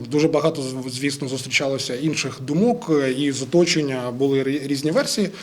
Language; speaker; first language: Ukrainian; non-native, local second language; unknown